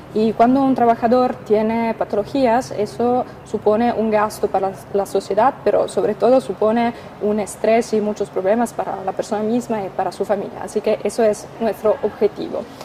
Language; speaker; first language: Spanish; non-native, fluent; Italian